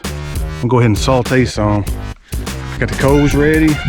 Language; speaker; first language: English; native; English